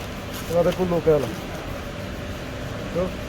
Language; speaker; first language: Arabic; non-native, learner; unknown